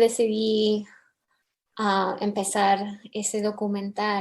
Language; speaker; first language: Spanish; early bilingual, heritage; English